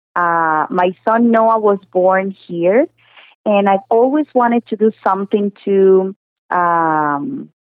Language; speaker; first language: English; non-native, fluent; Spanish